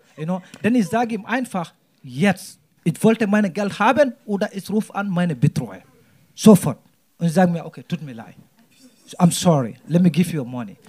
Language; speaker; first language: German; non-native, learner; Wolof